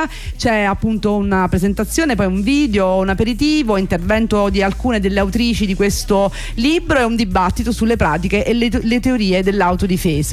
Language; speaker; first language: Italian; native; Italian